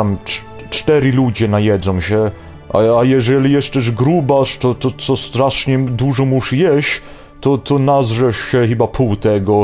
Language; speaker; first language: Polish; early bilingual, heritage; Polish